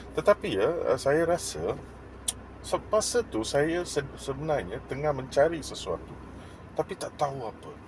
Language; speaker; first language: Malay; non-native, local second language; English